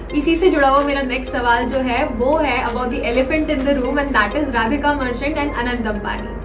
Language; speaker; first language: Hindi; native; Hindi